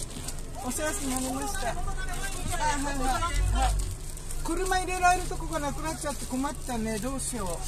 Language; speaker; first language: Japanese; native; Japanese